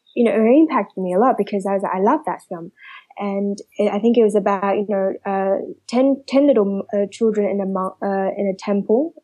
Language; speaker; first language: English; early bilingual, other home language; Chinese